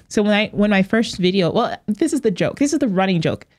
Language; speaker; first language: English; native; English